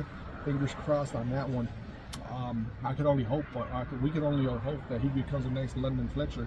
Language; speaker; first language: English; native; English